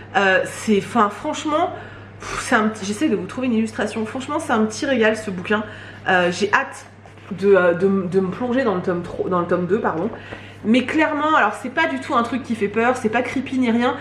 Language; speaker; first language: French; native; French